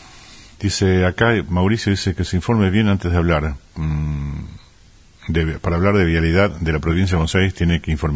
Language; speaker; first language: Spanish; native; Spanish